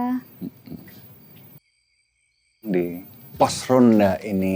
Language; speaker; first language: Indonesian; native; Indonesian